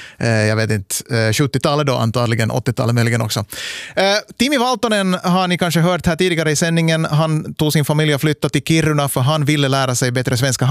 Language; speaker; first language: Swedish; native; Swedish